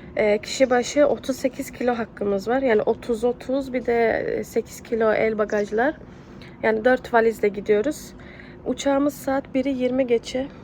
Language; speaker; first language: Turkish; early bilingual, heritage; Turkish